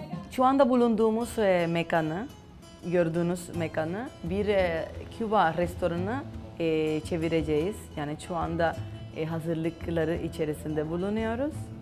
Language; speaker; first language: Turkish; non-native, fluent; Spanish